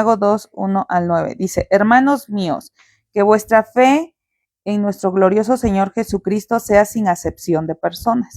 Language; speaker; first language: Spanish; native; Spanish